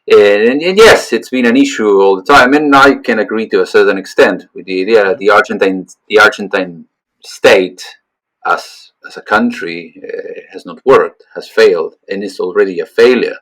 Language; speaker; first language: English; non-native, fluent; Spanish